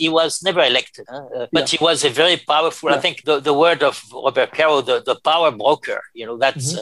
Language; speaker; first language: English; non-native, fluent; French